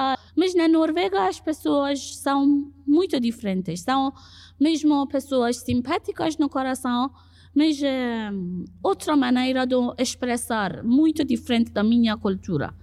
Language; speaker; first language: Portuguese; non-native, fluent; Persian